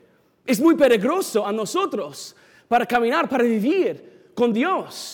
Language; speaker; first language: Spanish; non-native, fluent; English